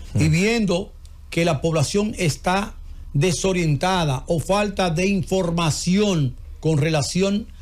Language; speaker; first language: Spanish; native; Spanish